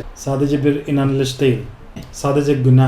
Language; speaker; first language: Turkish; non-native, fluent; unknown